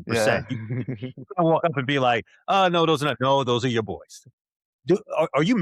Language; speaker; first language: English; native; English